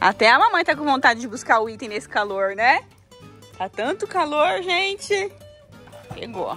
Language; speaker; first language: Portuguese; native; Portuguese